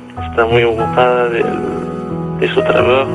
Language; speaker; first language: Spanish; non-native, learner; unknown